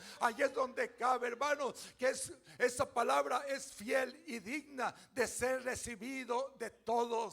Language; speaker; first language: Spanish; native; Spanish